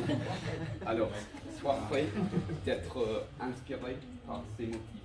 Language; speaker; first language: French; non-native, learner; English